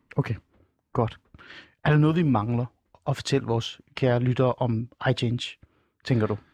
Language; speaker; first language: Danish; early bilingual, other home language; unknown